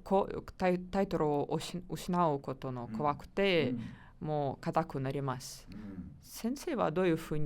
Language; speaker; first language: Japanese; non-native, learner; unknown